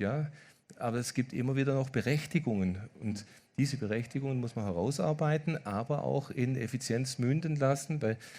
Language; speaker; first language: German; native; German